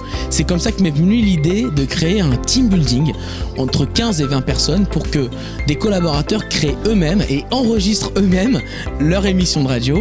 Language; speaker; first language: French; native; French